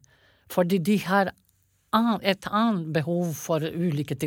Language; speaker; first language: Norwegian; non-native, fluent; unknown